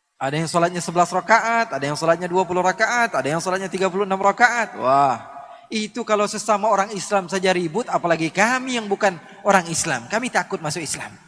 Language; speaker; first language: Indonesian; native; Indonesian